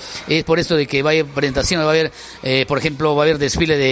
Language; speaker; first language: Spanish; native; Spanish